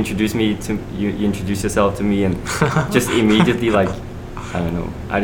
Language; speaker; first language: English; non-native, fluent; Dutch